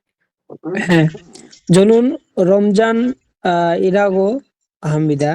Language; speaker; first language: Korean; non-native, learner; Bangla